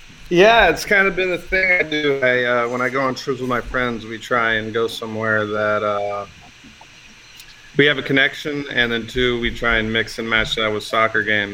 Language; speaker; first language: English; native; English